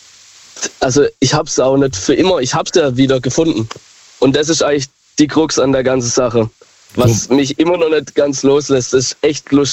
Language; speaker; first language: German; native; German